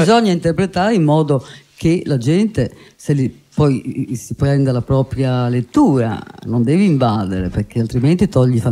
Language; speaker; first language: Italian; native; Italian